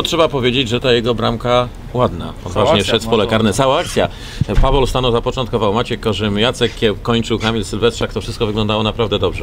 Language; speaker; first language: Polish; native; Polish